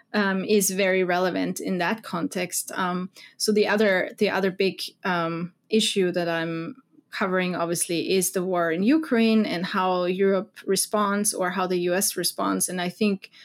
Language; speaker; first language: English; non-native, fluent; German